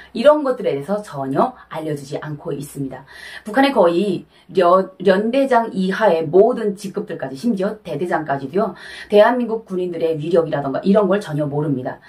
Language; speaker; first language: Korean; native; Korean